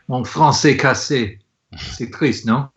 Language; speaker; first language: French; non-native, learner; English